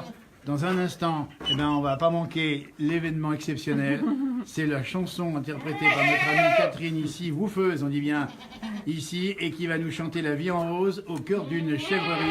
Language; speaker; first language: French; native; French